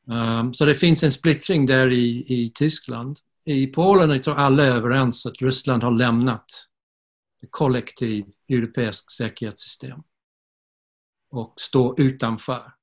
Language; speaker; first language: Swedish; non-native, fluent; English